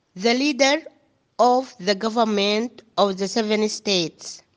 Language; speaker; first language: English; non-native, fluent; Arabic